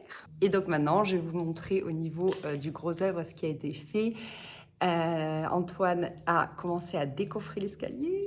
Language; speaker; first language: French; native; French